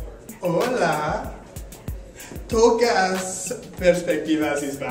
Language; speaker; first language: Spanish; non-native, learner; English